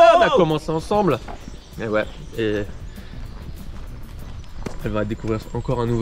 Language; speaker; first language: French; native; French